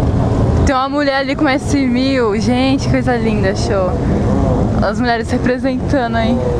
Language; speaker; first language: Portuguese; native; Portuguese